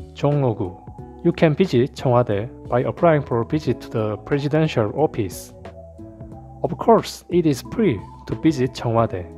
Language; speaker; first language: English; non-native, learner; Korean